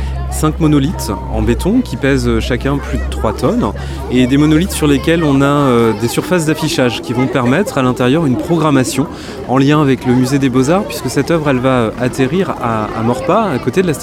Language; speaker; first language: French; native; French